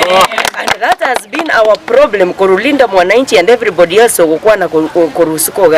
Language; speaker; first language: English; non-native, local second language; Gusii